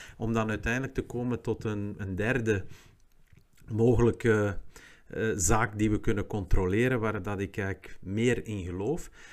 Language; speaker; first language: Dutch; native; Dutch